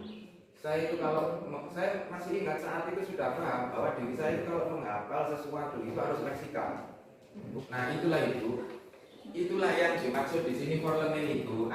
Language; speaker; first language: Indonesian; native; Indonesian